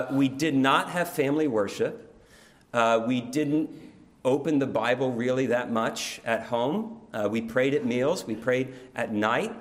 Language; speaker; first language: English; native; English